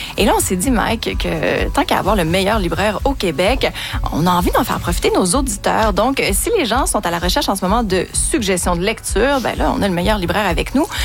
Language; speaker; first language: French; native; French